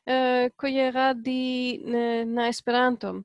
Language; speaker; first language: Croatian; non-native, learner; Polish